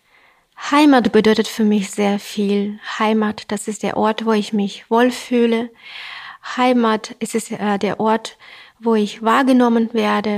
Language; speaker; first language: German; non-native, fluent; Russian